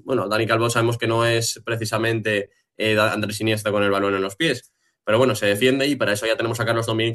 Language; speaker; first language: Spanish; native; Spanish